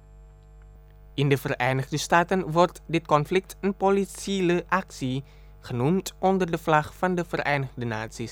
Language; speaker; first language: Dutch; non-native, fluent; Indonesian